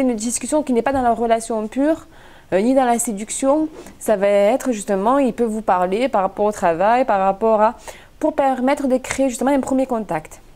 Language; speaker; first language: French; native; French